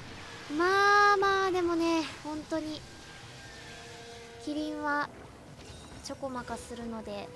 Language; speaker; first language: Japanese; native; Japanese